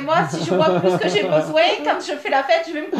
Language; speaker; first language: French; native; French